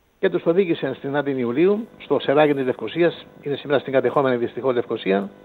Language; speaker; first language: Greek; native; Greek